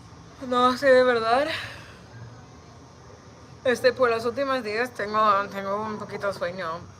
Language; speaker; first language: Spanish; non-native, learner; English